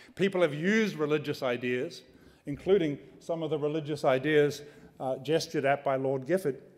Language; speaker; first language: English; native; English